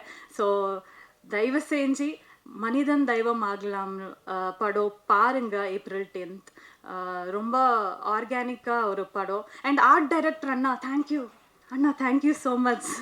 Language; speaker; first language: Tamil; non-native, local second language; Kannada